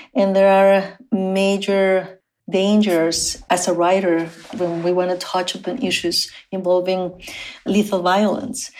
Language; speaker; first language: English; non-native, fluent; Spanish